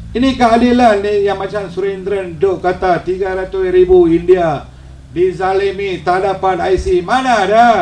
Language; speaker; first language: Malay; non-native, local second language; Tamil